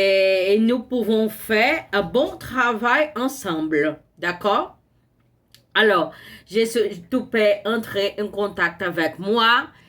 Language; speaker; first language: French; non-native, learner; Portuguese